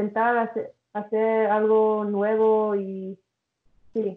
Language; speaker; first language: Spanish; early bilingual, heritage; English